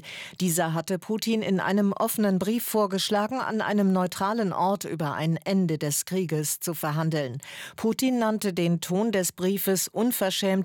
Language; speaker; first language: German; native; German